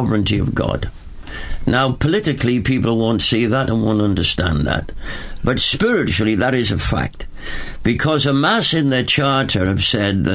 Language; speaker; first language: English; native; English